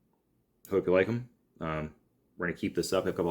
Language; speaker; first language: English; native; English